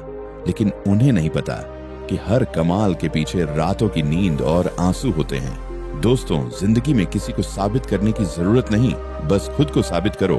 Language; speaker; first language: Hindi; native; Hindi